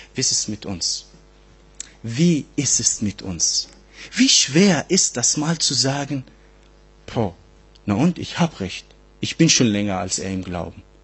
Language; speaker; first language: German; non-native, fluent; Arabic